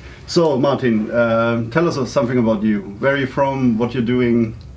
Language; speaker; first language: English; non-native, fluent; German